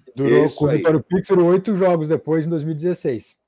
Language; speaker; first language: Portuguese; native; Portuguese